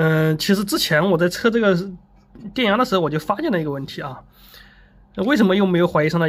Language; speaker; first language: Chinese; native; Chinese